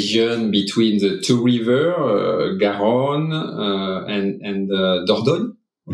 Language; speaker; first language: English; non-native, fluent; French